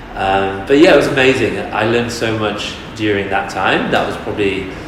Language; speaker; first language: English; native; English